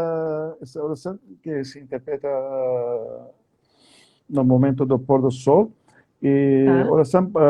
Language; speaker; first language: Portuguese; non-native, fluent; Turkish